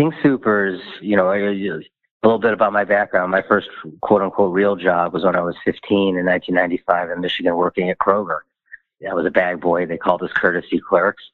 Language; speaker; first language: English; native; English